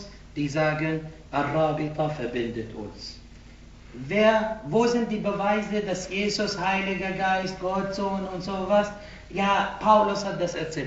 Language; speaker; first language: German; non-native, fluent; Arabic